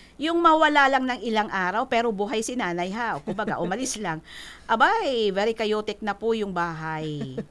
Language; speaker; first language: Filipino; non-native, local second language; Bikol